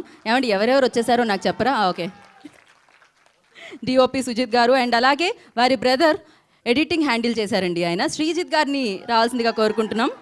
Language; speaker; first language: Telugu; native; Telugu